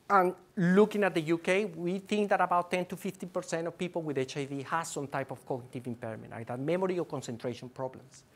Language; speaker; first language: English; non-native, fluent; Spanish